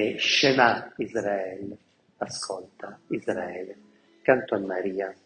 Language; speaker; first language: Italian; non-native, local second language; Sicilian